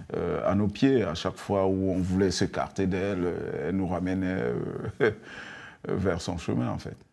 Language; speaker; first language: French; non-native, local second language; Duala